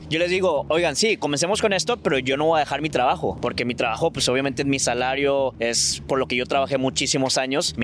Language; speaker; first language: Spanish; native; Spanish